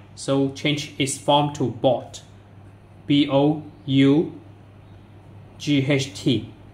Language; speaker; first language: English; non-native, local second language; Chinese